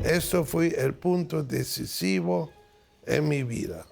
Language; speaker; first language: Spanish; non-native, fluent; German